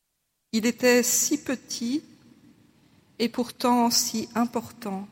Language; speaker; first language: French; native; French